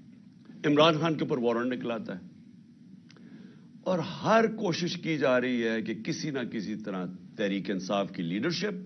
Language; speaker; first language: Urdu; native; Urdu